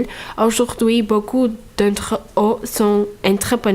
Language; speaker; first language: French; non-native, fluent; Portuguese